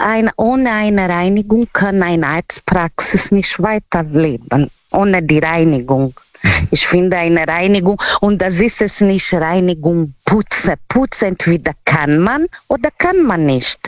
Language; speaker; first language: German; non-native, learner; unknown